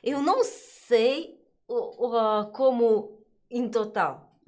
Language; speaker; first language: Portuguese; non-native, learner; Russian